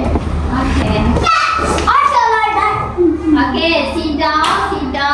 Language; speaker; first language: English; non-native, local second language; Malay